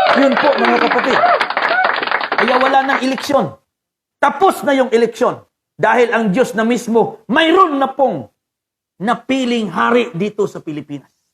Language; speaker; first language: Filipino; non-native, local second language; Cebuano